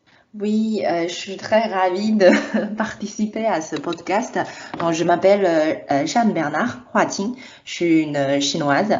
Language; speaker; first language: French; non-native, fluent; Chinese